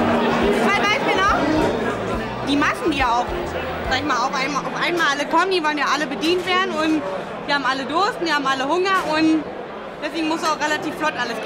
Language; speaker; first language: German; native; German